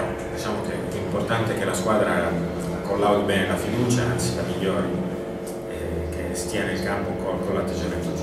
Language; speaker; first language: Italian; native; Italian